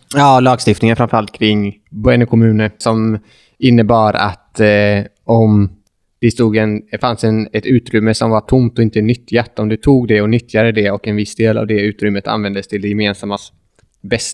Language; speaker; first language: Swedish; native; Swedish